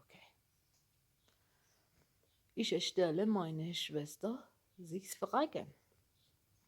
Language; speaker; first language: German; non-native, learner; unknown